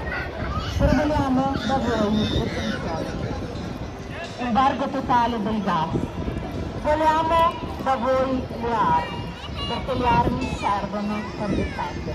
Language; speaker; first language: Italian; non-native, fluent; Ukrainian